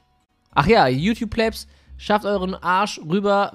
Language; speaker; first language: German; native; German